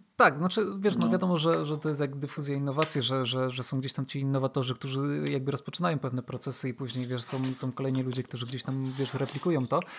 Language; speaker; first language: Polish; native; Polish